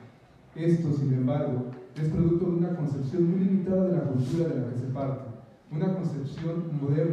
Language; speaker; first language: Spanish; native; Spanish